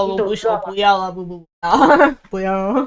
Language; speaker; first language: Chinese; early bilingual, heritage; Chinese